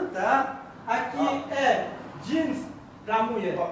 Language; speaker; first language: Portuguese; non-native, learner; Haitian Creole